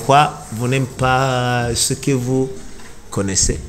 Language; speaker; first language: French; non-native, learner; Rundi